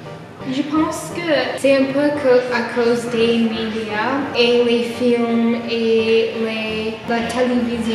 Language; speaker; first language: French; non-native, learner; English